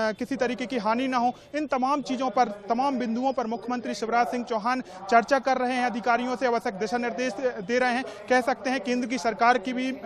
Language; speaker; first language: Hindi; native; Hindi